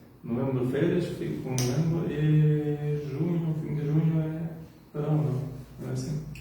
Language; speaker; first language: Portuguese; non-native, fluent; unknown